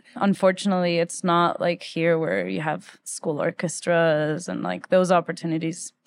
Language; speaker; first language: English; early bilingual, other home language; Spanish